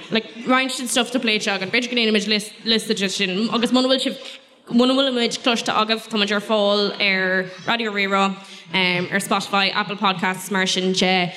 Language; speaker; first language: Irish; non-native, local second language; English